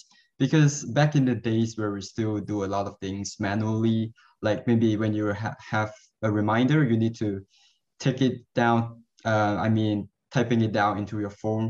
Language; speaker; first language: English; non-native, local second language; Cantonese